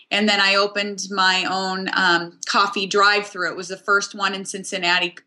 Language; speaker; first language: English; native; English